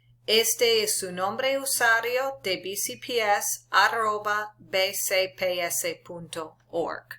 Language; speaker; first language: Spanish; non-native, local second language; English